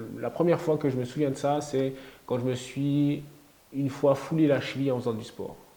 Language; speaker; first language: French; native; French